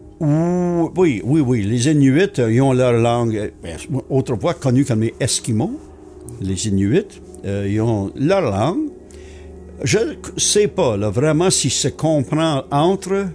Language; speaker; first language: French; non-native, local second language; English